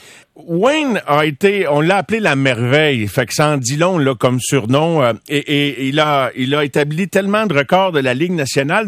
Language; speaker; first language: French; native; French